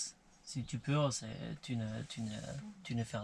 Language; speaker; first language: French; non-native, learner; German